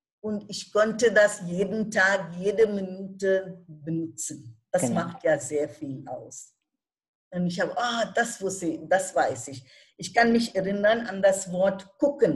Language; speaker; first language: German; non-native, fluent; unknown